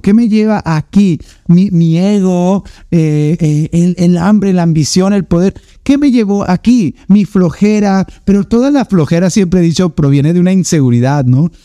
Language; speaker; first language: Spanish; native; Spanish